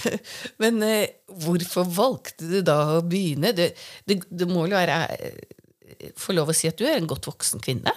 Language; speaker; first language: Norwegian; native; Norwegian